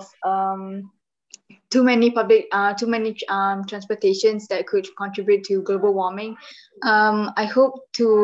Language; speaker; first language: English; non-native, local second language; Malay